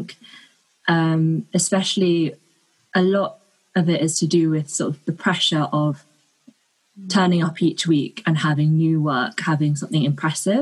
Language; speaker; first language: English; native; English